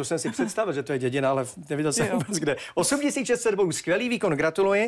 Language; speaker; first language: Czech; native; Czech